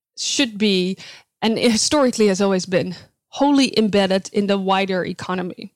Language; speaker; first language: English; non-native, fluent; Dutch